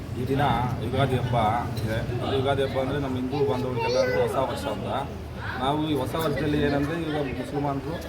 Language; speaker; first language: Kannada; native; Kannada